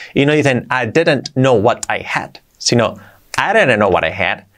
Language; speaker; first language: English; non-native, fluent; Spanish